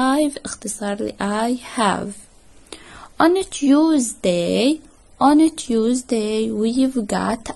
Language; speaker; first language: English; non-native, fluent; Arabic